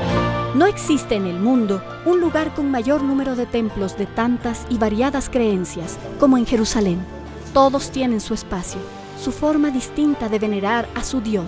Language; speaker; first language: Spanish; native; Spanish